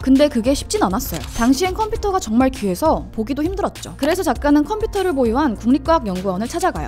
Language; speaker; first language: Korean; native; Korean